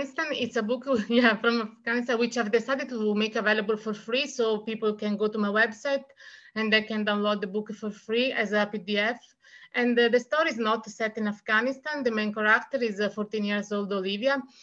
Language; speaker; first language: English; non-native, fluent; Italian